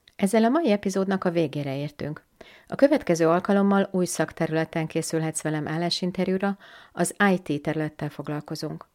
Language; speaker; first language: Hungarian; native; Hungarian